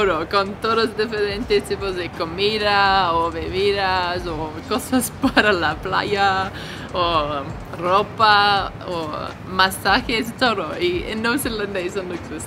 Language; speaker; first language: Spanish; non-native, learner; English